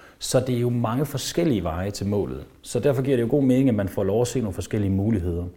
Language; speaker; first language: Danish; native; Danish